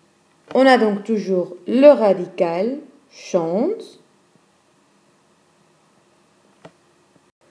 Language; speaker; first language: French; non-native, fluent; Dutch